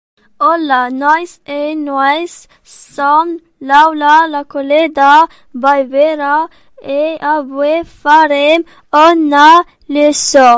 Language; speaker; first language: Catalan; non-native, learner; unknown